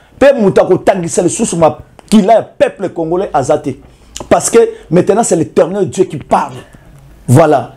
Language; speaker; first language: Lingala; native; Lingala